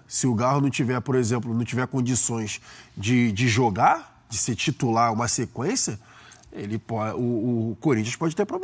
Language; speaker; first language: Portuguese; native; Portuguese